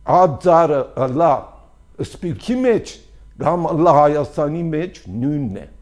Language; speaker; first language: Armenian; early bilingual, heritage; Armenian